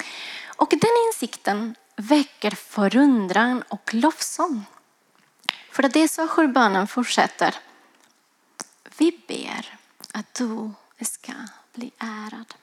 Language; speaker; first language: Swedish; non-native, fluent; Spanish